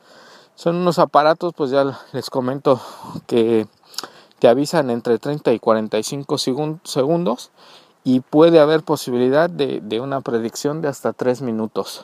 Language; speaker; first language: Spanish; native; Spanish